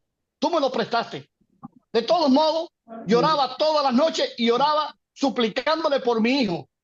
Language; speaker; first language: Spanish; native; Spanish